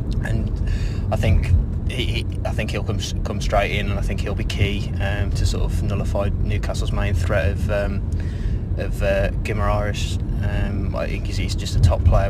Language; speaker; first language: English; native; English